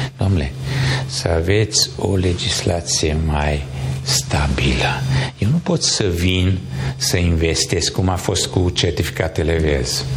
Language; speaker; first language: Romanian; non-native, local second language; Hungarian